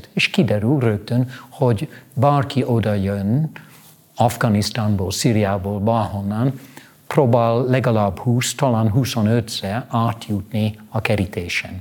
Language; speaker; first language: Hungarian; non-native, fluent; English